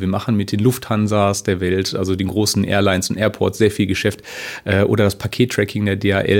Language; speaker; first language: German; native; German